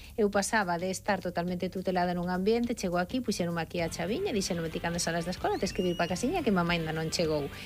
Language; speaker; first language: Galician; non-native, local second language; Spanish